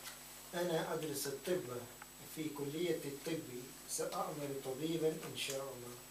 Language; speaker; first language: Arabic; non-native, learner; English